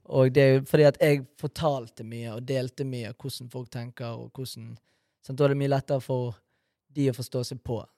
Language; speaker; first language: Norwegian; early bilingual, other home language; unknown